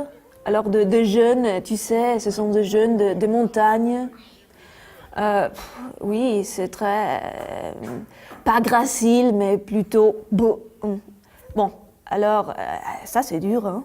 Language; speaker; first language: French; non-native, fluent; Italian